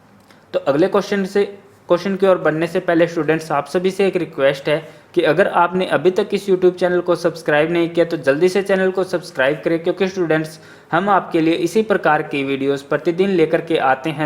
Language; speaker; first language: Hindi; native; Hindi